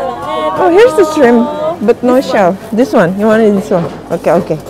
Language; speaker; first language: English; non-native, learner; Indonesian